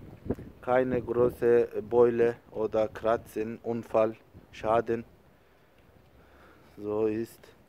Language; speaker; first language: German; non-native, learner; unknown